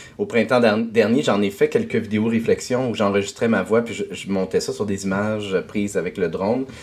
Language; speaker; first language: French; native; French